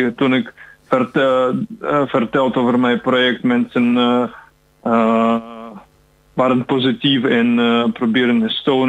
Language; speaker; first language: Dutch; non-native, learner; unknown